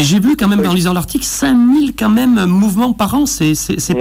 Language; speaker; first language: French; native; French